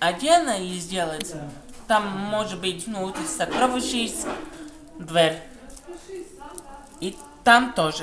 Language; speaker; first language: Russian; non-native, learner; Italian